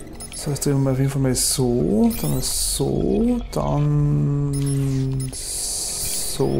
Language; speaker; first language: German; native; German